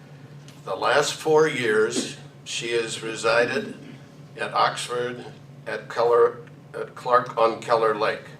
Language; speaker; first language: English; native; English